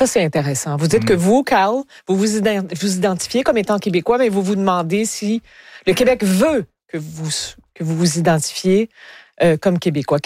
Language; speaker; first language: French; native; French